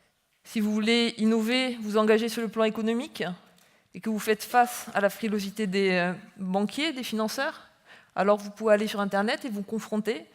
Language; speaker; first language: French; native; French